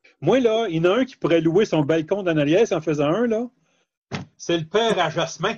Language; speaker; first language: French; native; French